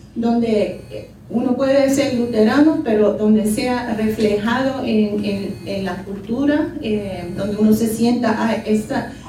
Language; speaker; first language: Spanish; early bilingual, heritage; Spanish